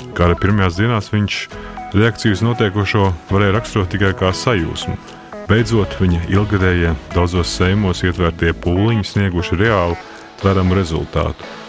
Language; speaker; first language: Latvian; native; Latvian